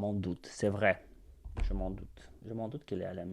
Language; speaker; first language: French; non-native, fluent; Russian